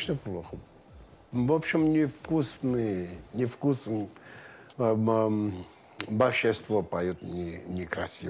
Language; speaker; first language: Russian; non-native, local second language; Armenian